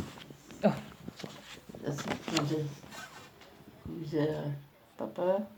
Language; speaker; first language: French; non-native, learner; Polish